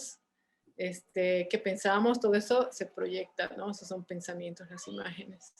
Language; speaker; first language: Spanish; native; Spanish